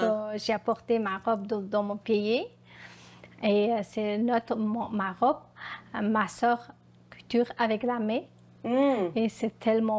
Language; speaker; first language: French; non-native, learner; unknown